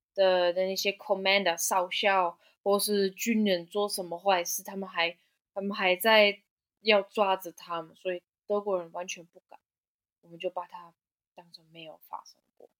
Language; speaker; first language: Chinese; non-native, fluent; German